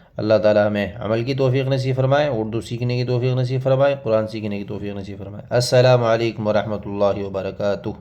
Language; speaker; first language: Urdu; native; Urdu